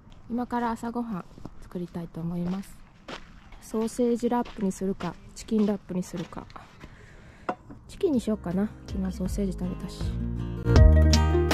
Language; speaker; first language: Japanese; native; Japanese